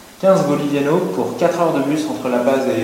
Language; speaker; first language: French; native; French